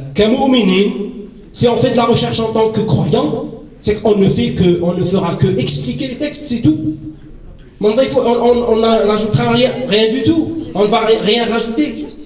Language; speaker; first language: French; non-native, local second language; Arabic